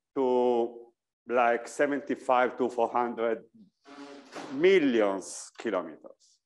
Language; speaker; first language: English; non-native, fluent; Italian